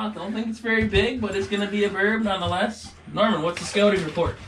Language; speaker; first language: English; native; English